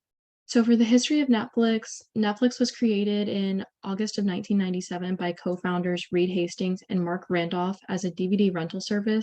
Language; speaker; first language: English; native; English